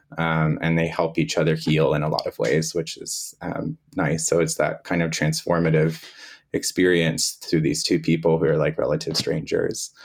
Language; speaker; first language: English; native; English